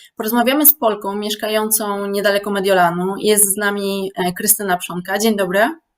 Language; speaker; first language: Polish; native; Polish